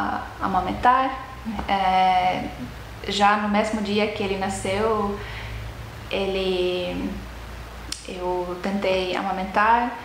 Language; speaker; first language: Portuguese; non-native, fluent; Estonian